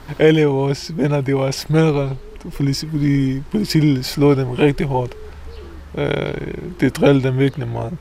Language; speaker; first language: Danish; non-native, fluent; Pashto